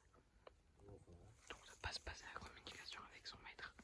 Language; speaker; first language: French; native; French